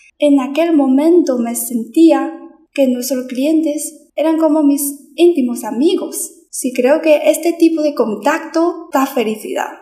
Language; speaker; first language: Spanish; non-native, fluent; Chinese